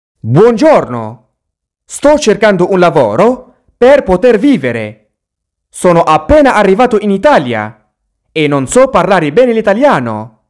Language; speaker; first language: Italian; non-native, fluent; Arabic